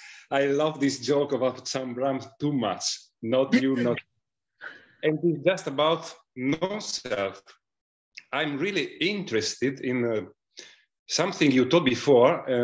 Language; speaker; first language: English; non-native, fluent; Italian